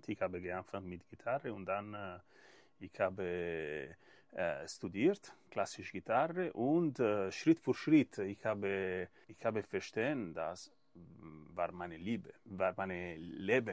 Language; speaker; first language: German; non-native, learner; Italian